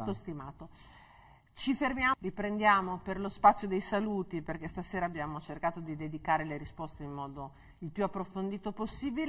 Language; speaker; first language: Italian; native; Italian